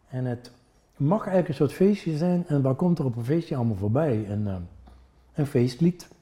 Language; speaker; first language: Dutch; non-native, local second language; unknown